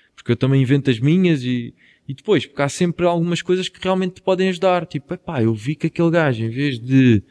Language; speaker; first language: Portuguese; native; Portuguese